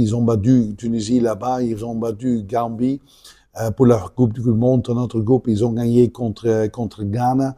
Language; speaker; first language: French; non-native, local second language; Dutch